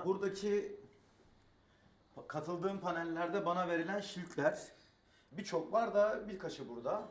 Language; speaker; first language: Turkish; native; Turkish